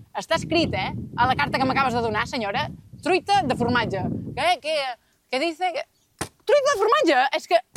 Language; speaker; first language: Catalan; native; Catalan